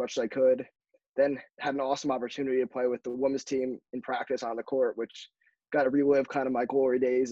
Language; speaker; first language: English; native; English